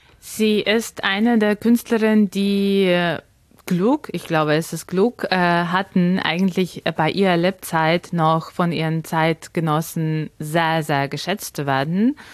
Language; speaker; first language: German; non-native, fluent; Ukrainian